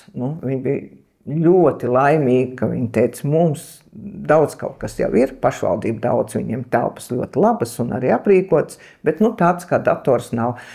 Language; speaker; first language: Latvian; native; Latvian